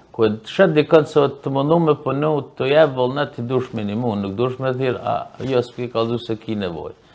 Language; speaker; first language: Albanian; early bilingual, heritage; Albanian